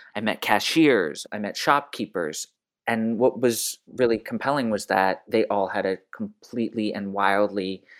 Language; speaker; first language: English; early bilingual, other home language; French